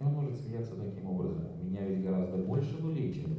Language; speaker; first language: Russian; native; Russian